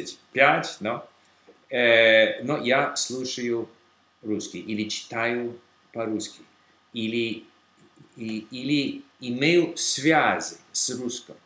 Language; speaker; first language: Russian; non-native, learner; English